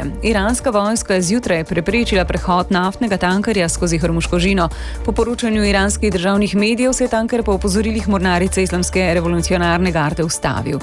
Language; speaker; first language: Slovenian; native; Slovenian